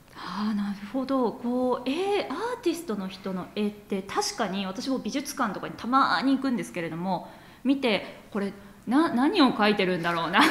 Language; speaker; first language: Japanese; native; Japanese